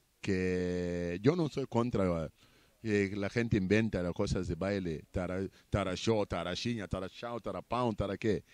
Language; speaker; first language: Spanish; non-native, learner; Portuguese